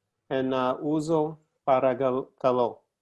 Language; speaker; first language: Greek; non-native, learner; English